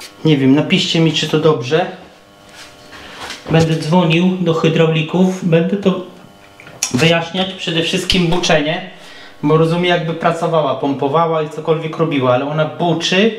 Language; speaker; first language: Polish; native; Polish